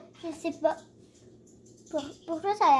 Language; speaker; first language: French; native; French